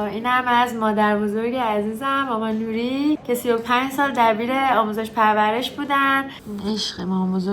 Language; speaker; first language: Persian; native; Persian